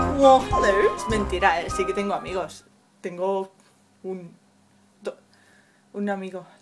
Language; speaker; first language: Spanish; early bilingual, other home language; French